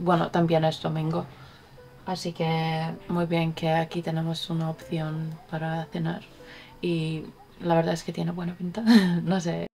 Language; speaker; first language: Spanish; non-native, fluent; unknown